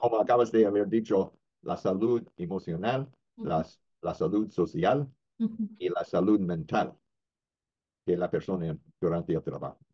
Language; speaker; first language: Spanish; non-native, fluent; English